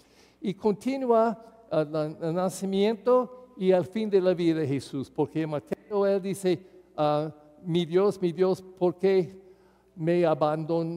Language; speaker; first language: Spanish; non-native, fluent; English